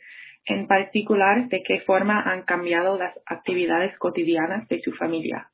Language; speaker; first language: Spanish; non-native, fluent; English